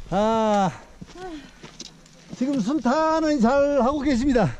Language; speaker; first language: Korean; native; Korean